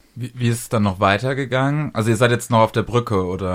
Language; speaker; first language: German; native; German